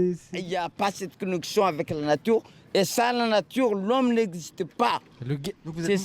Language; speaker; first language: French; non-native, local second language; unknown